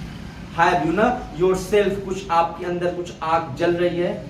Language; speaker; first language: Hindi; native; Hindi